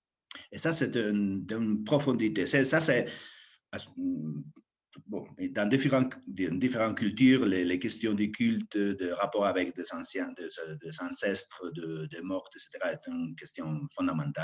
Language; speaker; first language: French; non-native, fluent; Spanish